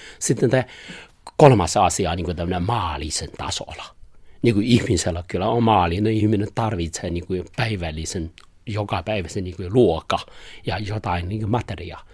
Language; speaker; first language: Finnish; non-native, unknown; Chinese